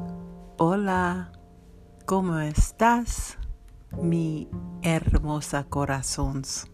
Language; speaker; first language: Spanish; non-native, learner; English